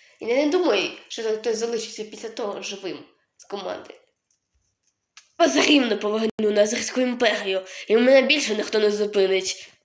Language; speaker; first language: Ukrainian; native; Ukrainian